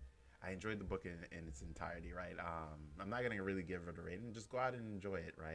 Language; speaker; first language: English; native; English